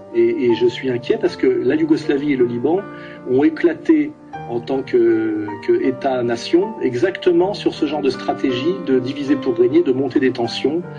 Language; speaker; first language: French; native; French